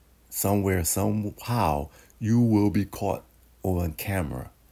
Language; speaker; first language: English; native; English